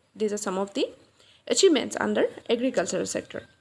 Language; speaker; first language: English; non-native, local second language; Assamese